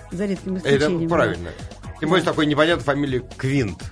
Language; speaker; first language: Russian; native; Russian